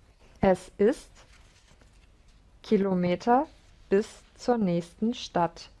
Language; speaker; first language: German; non-native, learner; English